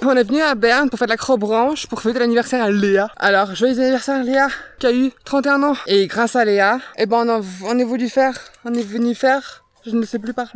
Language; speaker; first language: French; native; French